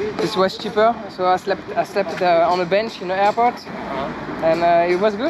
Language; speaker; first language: English; non-native, learner; French